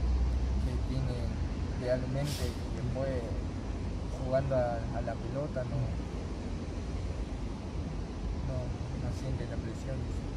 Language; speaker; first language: Spanish; non-native, fluent; Japanese